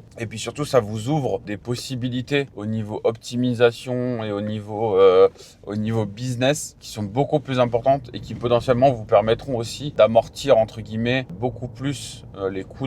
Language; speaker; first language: French; native; French